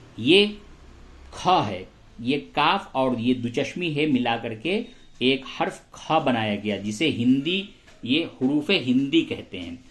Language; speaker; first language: Hindi; native; Hindi